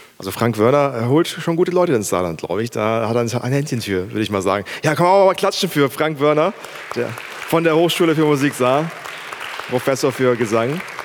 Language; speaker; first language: German; native; German